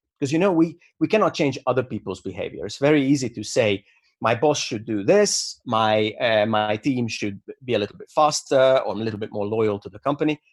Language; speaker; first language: English; non-native, fluent; Hungarian